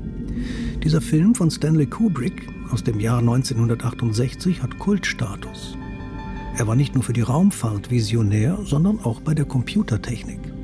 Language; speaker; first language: German; native; German